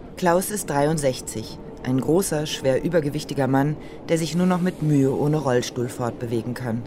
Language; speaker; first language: German; native; German